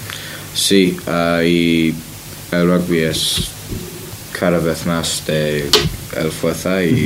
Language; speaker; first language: Spanish; non-native, learner; English